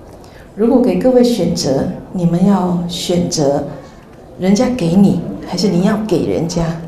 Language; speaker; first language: Chinese; native; Chinese